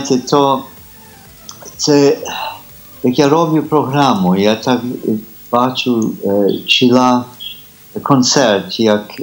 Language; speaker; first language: Ukrainian; early bilingual, heritage; Ukrainian